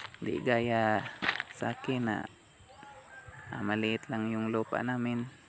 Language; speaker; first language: Filipino; non-native, local second language; Cebuano